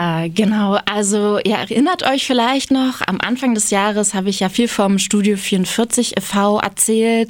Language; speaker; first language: German; native; German